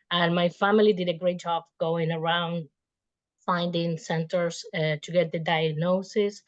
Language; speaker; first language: English; non-native, fluent; Spanish